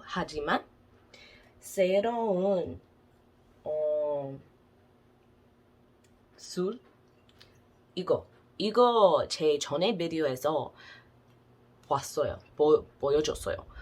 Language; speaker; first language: Korean; non-native, learner; English